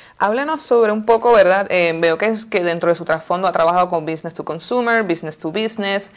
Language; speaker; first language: Spanish; native; Spanish